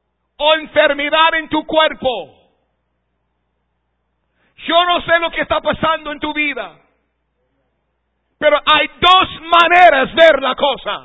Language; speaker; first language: Spanish; non-native, fluent; English